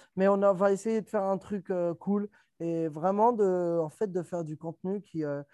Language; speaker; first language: French; native; French